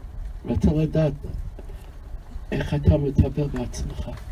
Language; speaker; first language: Hebrew; non-native, fluent; English